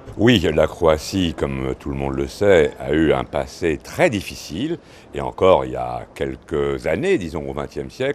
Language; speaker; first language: French; native; French